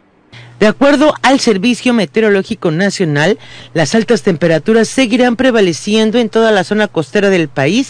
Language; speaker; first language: Spanish; native; Spanish